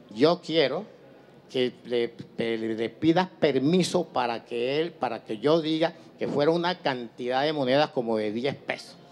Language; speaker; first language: Spanish; native; Spanish